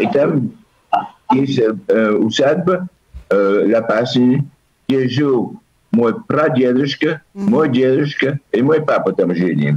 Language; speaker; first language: Russian; early bilingual, heritage; Russian